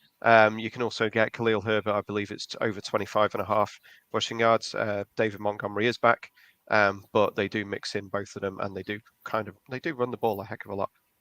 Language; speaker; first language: English; native; English